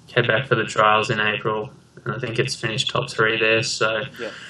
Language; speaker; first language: English; native; English